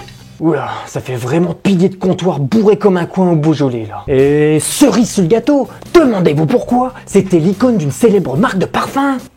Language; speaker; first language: French; native; French